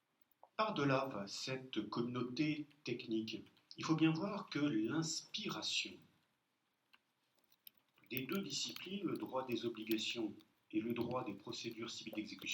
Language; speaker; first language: French; native; French